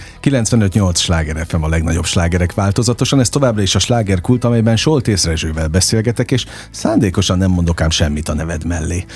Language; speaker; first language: Hungarian; native; Hungarian